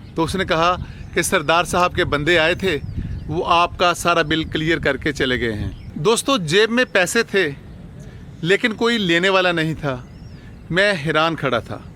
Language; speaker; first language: Urdu; non-native, local second language; Punjabi